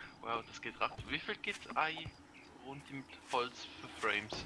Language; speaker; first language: German; native; German